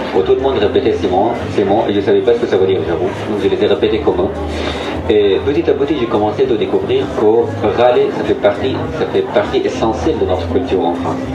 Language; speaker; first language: French; non-native, fluent; Arabic